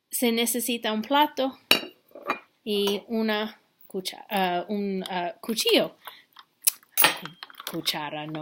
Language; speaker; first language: Spanish; non-native, fluent; English